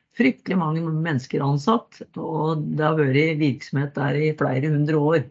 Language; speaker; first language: Norwegian; native; Norwegian